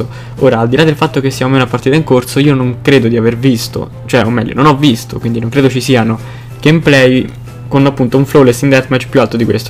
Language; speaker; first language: Italian; native; Italian